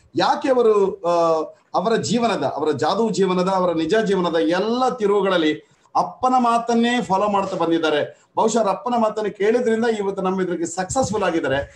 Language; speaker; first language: Kannada; native; Kannada